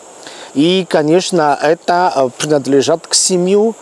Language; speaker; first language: Russian; non-native, learner; Malagasy